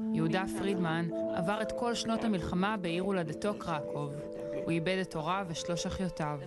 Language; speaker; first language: Hebrew; native; Hebrew